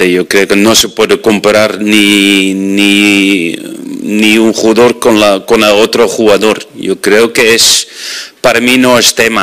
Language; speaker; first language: Spanish; non-native, fluent; Dutch